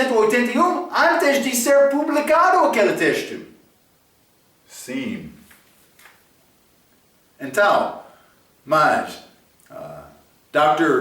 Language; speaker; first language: Portuguese; non-native, fluent; English